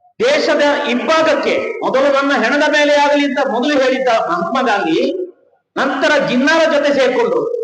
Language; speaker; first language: Kannada; non-native, local second language; Kodava